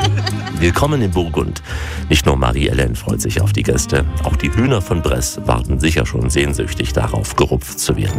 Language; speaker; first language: German; native; German